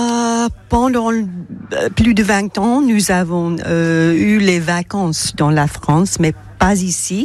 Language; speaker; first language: French; non-native, learner; English